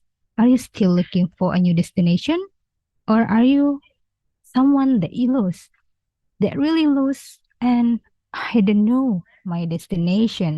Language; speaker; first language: English; non-native, learner; Indonesian